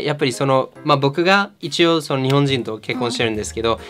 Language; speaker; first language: Japanese; non-native, fluent; English